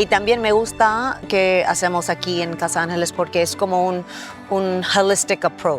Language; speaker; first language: Spanish; non-native, fluent; English